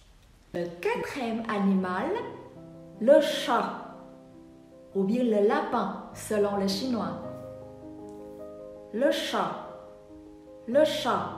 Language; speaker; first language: French; non-native, fluent; Vietnamese